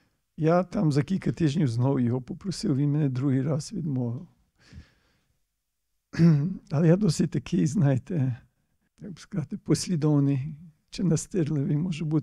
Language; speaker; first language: Ukrainian; early bilingual, heritage; Ukrainian